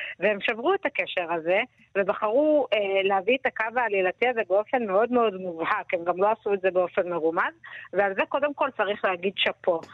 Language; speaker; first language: Hebrew; native; Hebrew